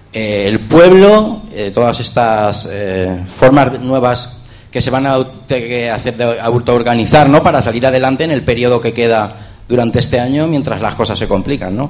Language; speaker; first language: Spanish; native; Spanish